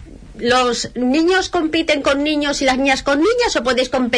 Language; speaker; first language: Spanish; native; Spanish